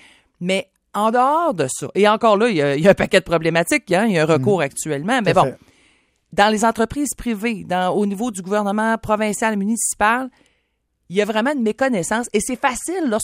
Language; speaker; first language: French; native; French